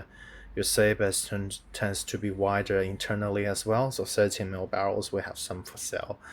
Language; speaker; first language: English; non-native, fluent; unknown